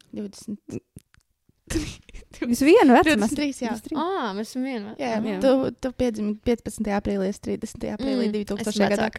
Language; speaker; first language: Latvian; native; Latvian